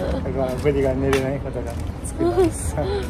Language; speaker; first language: Japanese; non-native, learner; Nepali